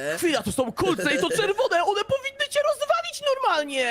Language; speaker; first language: Polish; native; Polish